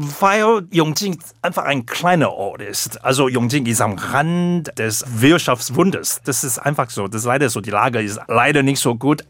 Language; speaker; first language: German; non-native, fluent; Chinese